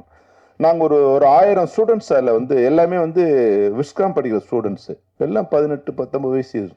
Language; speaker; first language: Tamil; native; Tamil